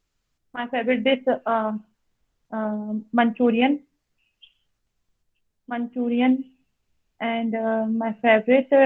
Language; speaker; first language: English; non-native, learner; Hindi